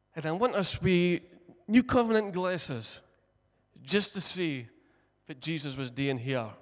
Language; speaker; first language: English; native; English